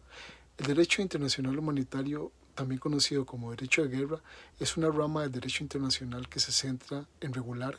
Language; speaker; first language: Spanish; native; Spanish